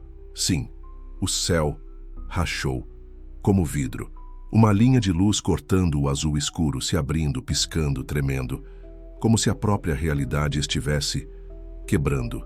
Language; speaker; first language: Portuguese; native; Portuguese